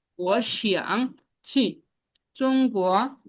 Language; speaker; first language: Chinese; non-native, fluent; Bangla